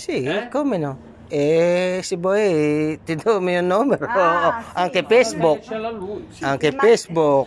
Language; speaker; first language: Italian; non-native, learner; Filipino